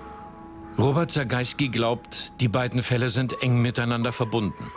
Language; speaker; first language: German; native; German